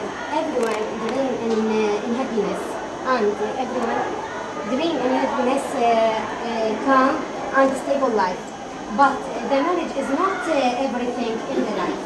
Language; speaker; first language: English; non-native, learner; Arabic